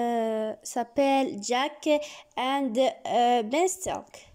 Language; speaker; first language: French; non-native, learner; Arabic